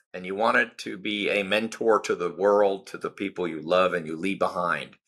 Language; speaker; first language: English; native; English